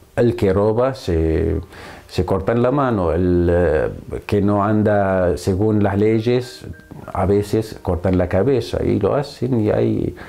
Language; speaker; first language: Spanish; non-native, fluent; Arabic